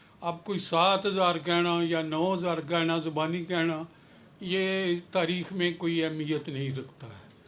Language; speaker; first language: Urdu; non-native, local second language; Punjabi